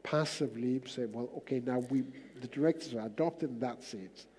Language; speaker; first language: English; non-native, fluent; Danish